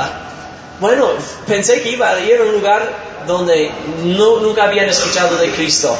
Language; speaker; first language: Spanish; non-native, fluent; English